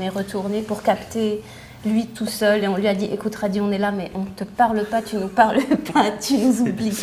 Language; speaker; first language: French; non-native, local second language; Arabic